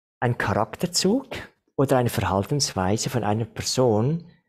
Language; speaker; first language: German; non-native, fluent; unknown